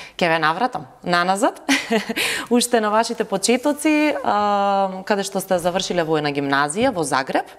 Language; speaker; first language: Macedonian; native; Macedonian